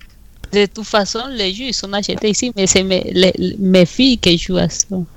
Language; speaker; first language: French; non-native, fluent; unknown